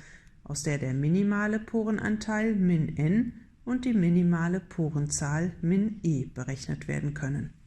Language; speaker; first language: German; native; German